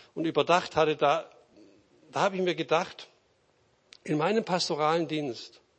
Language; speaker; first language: German; native; German